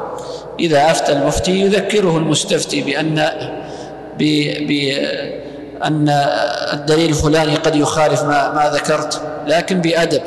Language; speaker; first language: Arabic; native; Arabic